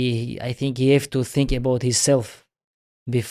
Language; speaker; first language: English; non-native, learner; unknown